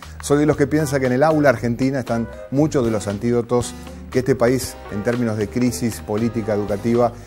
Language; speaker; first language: Spanish; native; Spanish